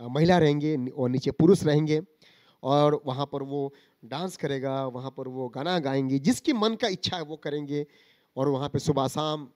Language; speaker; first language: Hindi; non-native, local second language; Bangla